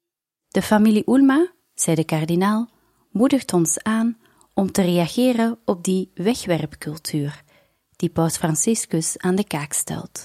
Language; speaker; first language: Dutch; native; Dutch